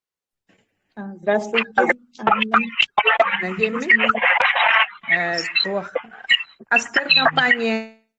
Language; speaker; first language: Russian; non-native, local second language; Yakut